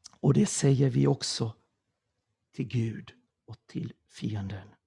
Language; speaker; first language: Swedish; non-native, fluent; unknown